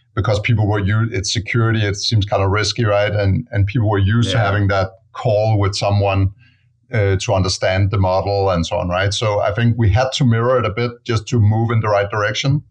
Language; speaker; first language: English; non-native, fluent; Danish